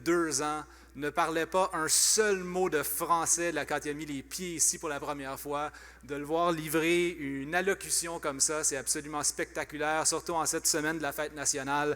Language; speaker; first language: French; native; French